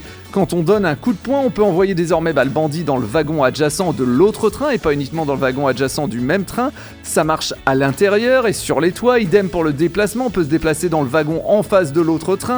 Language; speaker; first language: French; native; French